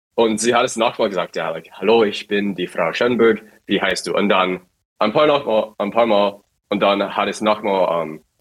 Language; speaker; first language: German; non-native, fluent; English